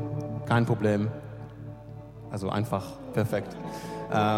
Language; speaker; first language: German; non-native, learner; English